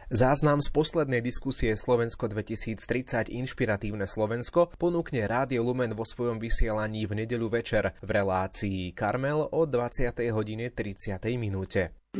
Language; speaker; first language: Slovak; native; Slovak